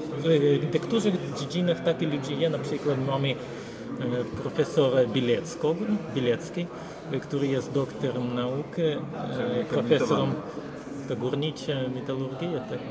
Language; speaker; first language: Polish; non-native, learner; Ukrainian